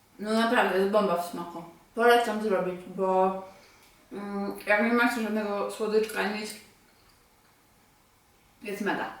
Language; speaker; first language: Polish; native; Polish